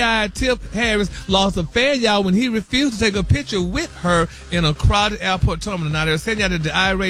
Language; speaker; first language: English; native; English